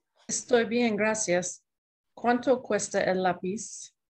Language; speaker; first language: Spanish; non-native, learner; English